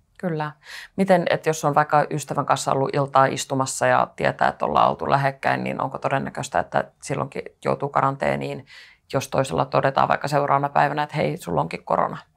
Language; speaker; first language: Finnish; native; Finnish